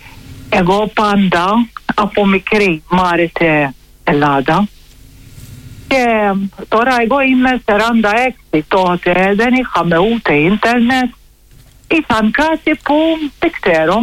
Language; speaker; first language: Greek; non-native, learner; Maltese